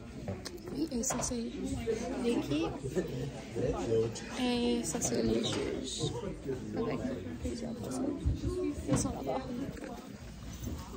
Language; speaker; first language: French; non-native, learner; English